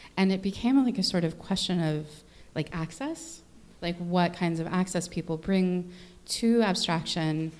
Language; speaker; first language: English; native; English